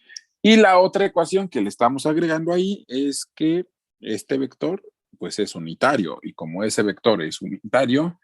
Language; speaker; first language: Spanish; native; Spanish